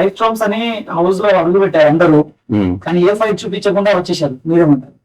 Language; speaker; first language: Telugu; native; Telugu